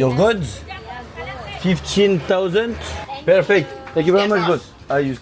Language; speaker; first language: English; non-native, learner; French